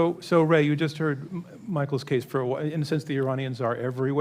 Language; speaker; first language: English; native; English